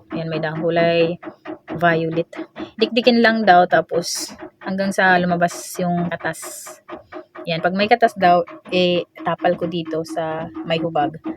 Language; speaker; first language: Filipino; non-native, local second language; Waray